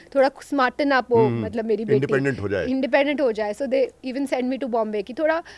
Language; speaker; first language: Hindi; native; Hindi